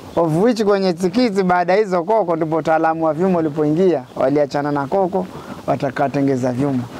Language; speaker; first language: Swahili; non-native, local second language; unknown